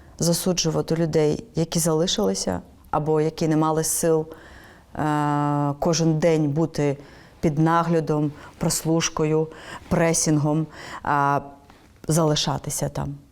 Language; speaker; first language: Ukrainian; non-native, local second language; Crimean Tatar